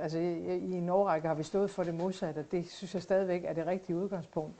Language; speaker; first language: Danish; native; Danish